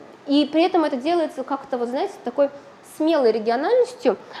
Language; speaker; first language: Russian; native; Russian